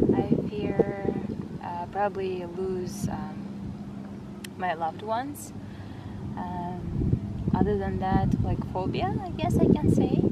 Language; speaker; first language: English; non-native, fluent; Kazakh